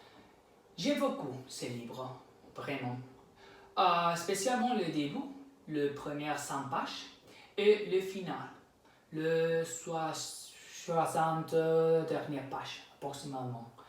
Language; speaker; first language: French; non-native, learner; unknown